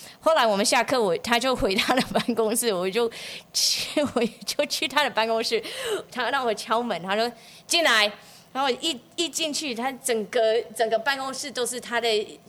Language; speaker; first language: Chinese; non-native, fluent; English